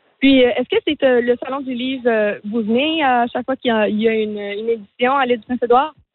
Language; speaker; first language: French; native; French